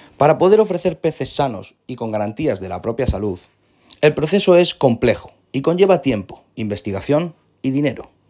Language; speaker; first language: Spanish; native; Spanish